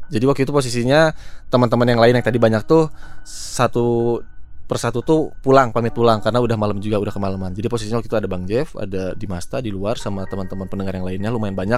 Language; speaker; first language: Indonesian; native; Indonesian